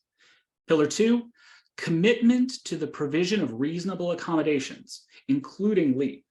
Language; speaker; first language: English; native; English